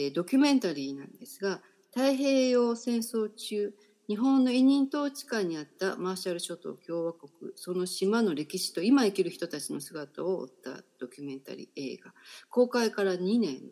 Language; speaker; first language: Japanese; native; Japanese